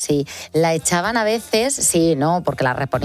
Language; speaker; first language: Spanish; native; Spanish